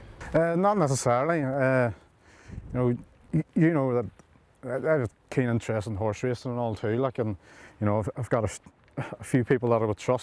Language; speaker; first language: English; native; English